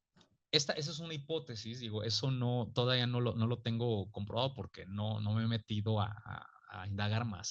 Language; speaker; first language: Spanish; native; Spanish